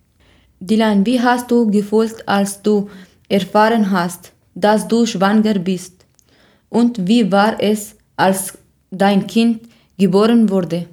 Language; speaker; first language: German; non-native, learner; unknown